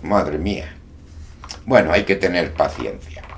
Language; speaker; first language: Spanish; native; Spanish